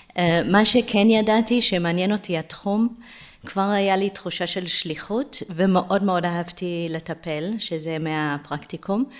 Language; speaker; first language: Hebrew; native; Hebrew